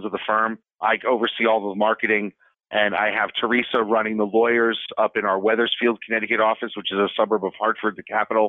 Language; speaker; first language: English; native; English